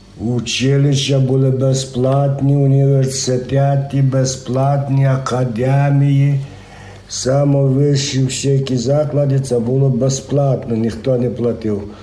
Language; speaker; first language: Ukrainian; native; Ukrainian